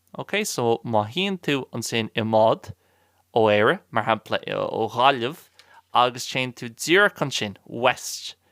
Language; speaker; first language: Irish; non-native, local second language; English